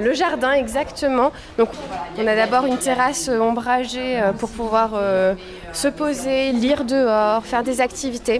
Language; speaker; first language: French; native; French